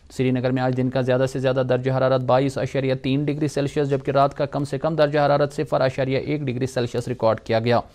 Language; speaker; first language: Urdu; non-native, local second language; Kashmiri